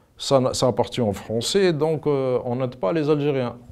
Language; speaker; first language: French; non-native, local second language; Arabic